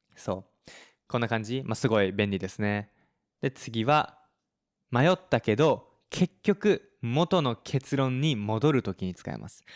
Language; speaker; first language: Japanese; native; Japanese